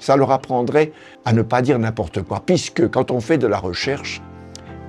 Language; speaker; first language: French; native; French